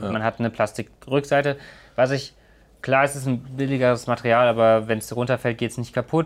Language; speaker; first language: German; native; German